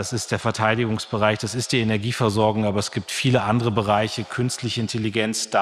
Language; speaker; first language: German; native; German